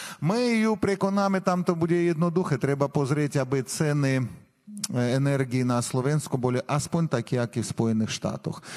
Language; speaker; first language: Slovak; non-native, fluent; Armenian